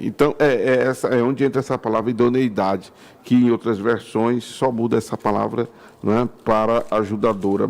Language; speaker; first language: Portuguese; native; Portuguese